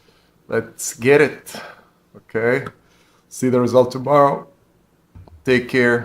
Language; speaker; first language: English; non-native, fluent; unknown